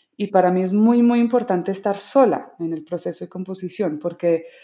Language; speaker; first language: Spanish; early bilingual, other home language; English